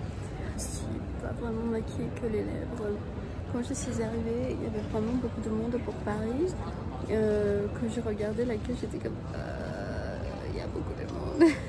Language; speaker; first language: French; non-native, fluent; Armenian